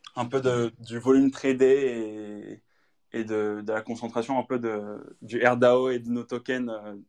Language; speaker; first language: French; native; French